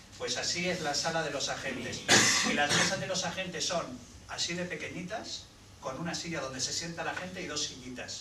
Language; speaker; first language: Spanish; native; Spanish